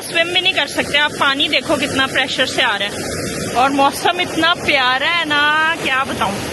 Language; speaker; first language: Hindi; early bilingual, other home language; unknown